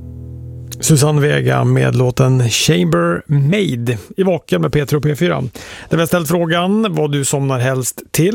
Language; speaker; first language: Swedish; native; Swedish